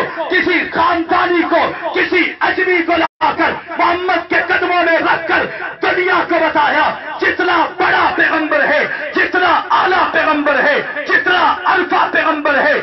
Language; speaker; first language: Urdu; non-native, local second language; Punjabi